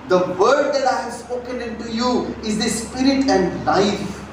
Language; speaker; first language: English; non-native, local second language; Hindi